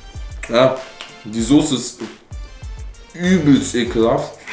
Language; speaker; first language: German; native; German